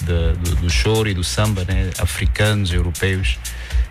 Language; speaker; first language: Portuguese; non-native, local second language; Kabuverdianu